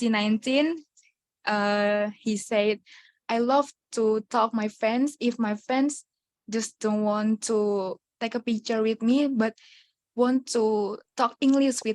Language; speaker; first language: English; non-native, learner; Indonesian